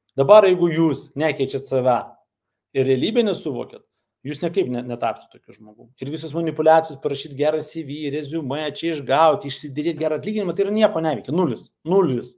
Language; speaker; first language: Lithuanian; non-native, local second language; Russian